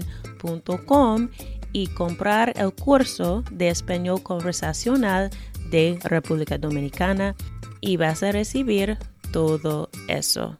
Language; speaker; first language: Spanish; non-native, fluent; English